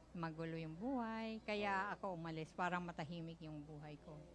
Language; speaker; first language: Filipino; non-native, local second language; Cebuano